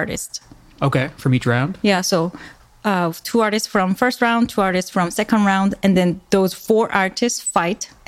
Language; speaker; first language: English; non-native, fluent; Korean